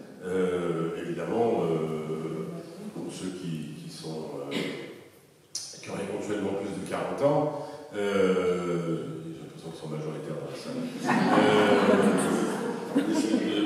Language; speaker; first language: French; native; French